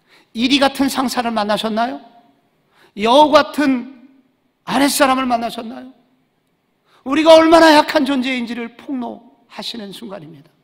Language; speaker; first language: Korean; native; Korean